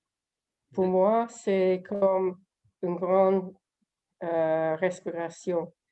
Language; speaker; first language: French; non-native, learner; English